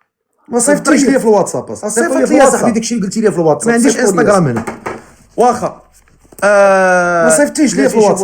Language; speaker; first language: Arabic; native; Arabic